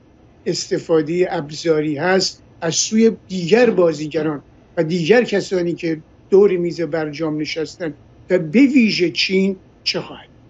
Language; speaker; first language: Persian; native; Persian